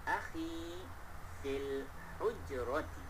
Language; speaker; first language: Arabic; non-native, fluent; Malay